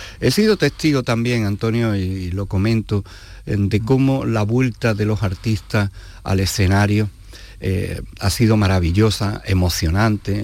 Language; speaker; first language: Spanish; native; Spanish